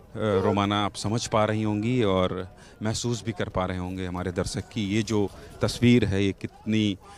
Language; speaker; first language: Hindi; native; Hindi